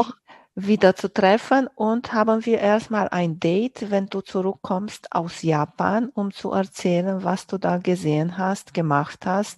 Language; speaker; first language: German; non-native, fluent; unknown